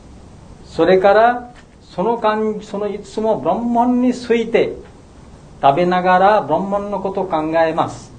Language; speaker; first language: Japanese; non-native, fluent; Bangla